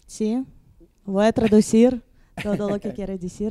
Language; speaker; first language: Spanish; non-native, fluent; Russian